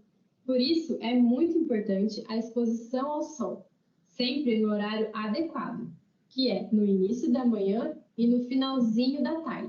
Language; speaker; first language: Portuguese; native; Portuguese